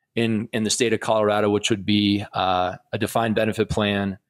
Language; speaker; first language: English; native; English